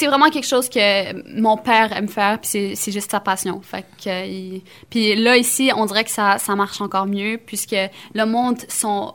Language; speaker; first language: French; early bilingual, other home language; Arabic